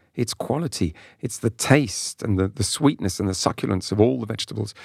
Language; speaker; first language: English; non-native, local second language; French